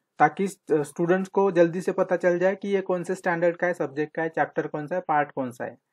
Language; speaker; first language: Hindi; non-native, local second language; Marathi